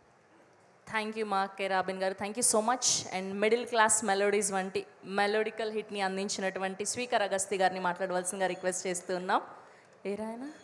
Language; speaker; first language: Telugu; native; Telugu